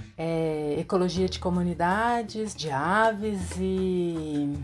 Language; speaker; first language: Portuguese; native; Portuguese